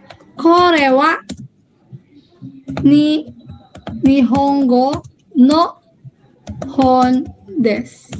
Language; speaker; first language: Japanese; non-native, fluent; Filipino